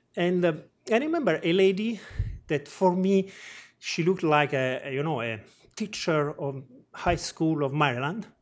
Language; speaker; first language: English; non-native, fluent; Italian